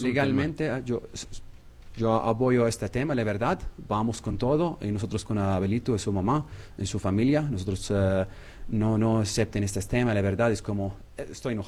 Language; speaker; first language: Spanish; non-native, learner; Arabic